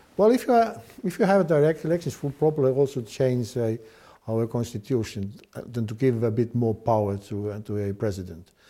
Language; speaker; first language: English; non-native, fluent; Estonian